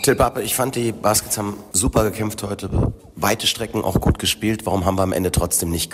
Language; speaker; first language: German; native; German